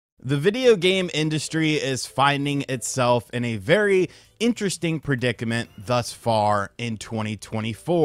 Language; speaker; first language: English; native; English